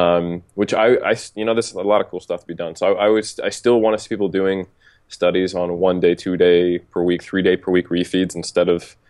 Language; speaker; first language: English; native; English